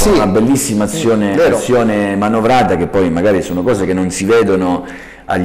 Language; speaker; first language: Italian; native; Italian